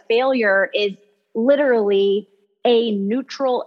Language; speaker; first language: English; native; English